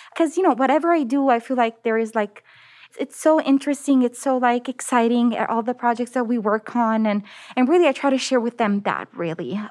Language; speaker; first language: English; non-native, fluent; Italian